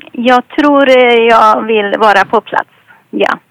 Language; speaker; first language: Swedish; non-native, fluent; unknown